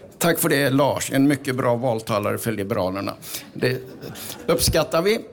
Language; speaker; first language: Swedish; native; Swedish